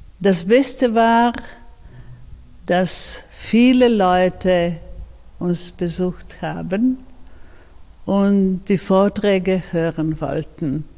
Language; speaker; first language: German; non-native, fluent; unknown